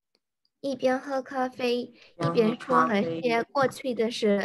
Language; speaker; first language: Chinese; non-native, learner; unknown